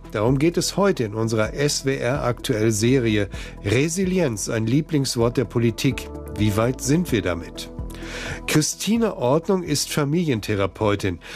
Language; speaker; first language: German; native; German